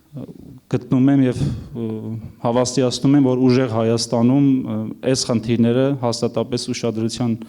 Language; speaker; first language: Armenian; non-native, local second language; Kurdish